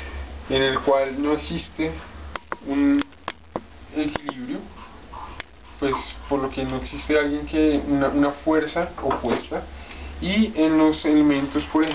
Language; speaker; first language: Spanish; native; Spanish